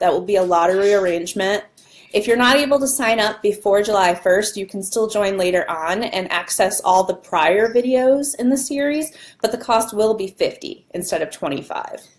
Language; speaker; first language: English; native; English